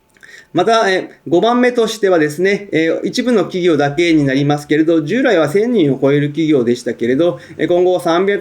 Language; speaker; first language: Japanese; native; Japanese